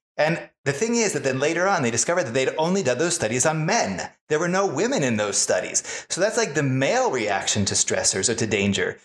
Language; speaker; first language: English; native; English